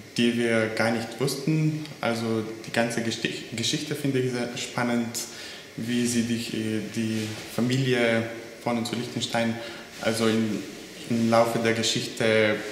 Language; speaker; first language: German; non-native, fluent; Slovenian